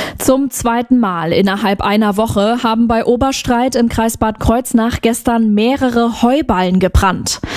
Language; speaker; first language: German; native; German